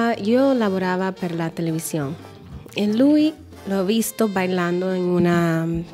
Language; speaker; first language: Italian; non-native, learner; Spanish